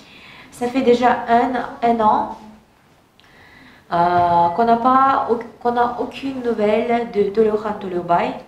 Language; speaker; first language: French; non-native, learner; Kazakh